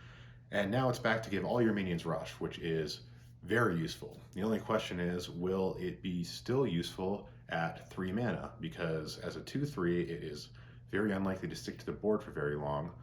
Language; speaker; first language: English; native; English